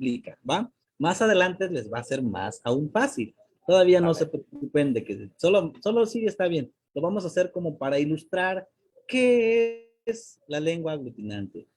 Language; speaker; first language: Spanish; non-native, local second language; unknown